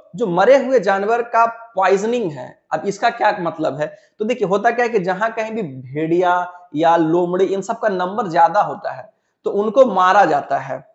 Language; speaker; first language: Hindi; native; Hindi